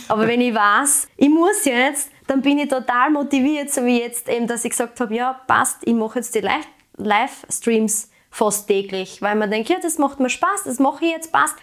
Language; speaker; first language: German; native; German